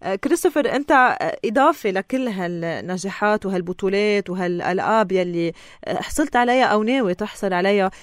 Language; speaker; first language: Arabic; native; Arabic